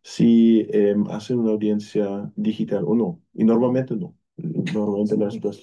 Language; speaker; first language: Spanish; non-native, fluent; German